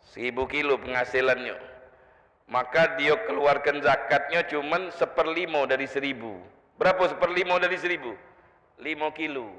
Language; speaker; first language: Malay; native; Malay